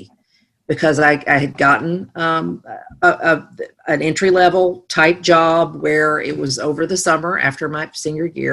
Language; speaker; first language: English; native; English